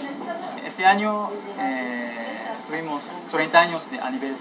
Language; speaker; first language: Spanish; non-native, fluent; Japanese